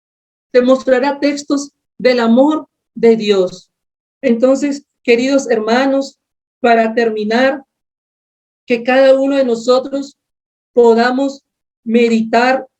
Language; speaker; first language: Spanish; native; Spanish